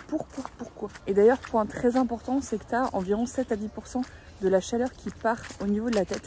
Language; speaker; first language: French; native; French